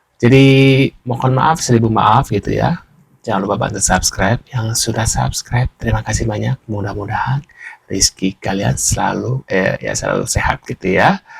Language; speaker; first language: Indonesian; native; Indonesian